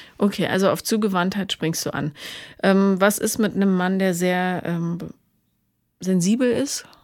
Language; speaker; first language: German; native; German